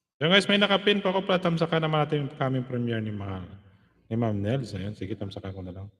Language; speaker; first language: Filipino; non-native, local second language; Hiligaynon